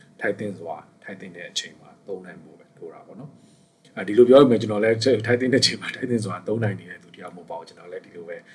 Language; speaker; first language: Burmese; native; Burmese